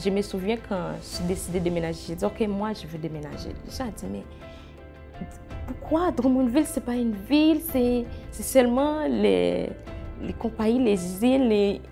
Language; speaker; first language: French; non-native, learner; Arabic